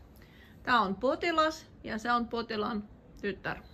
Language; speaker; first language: Finnish; non-native, learner; Russian